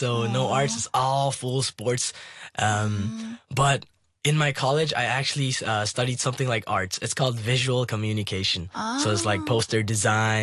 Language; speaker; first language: English; non-native, local second language; Nepali